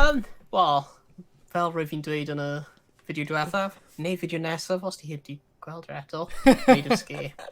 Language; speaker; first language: Welsh; non-native, local second language; English